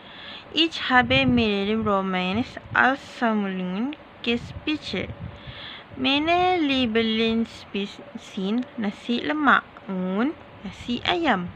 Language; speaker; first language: German; non-native, learner; Malay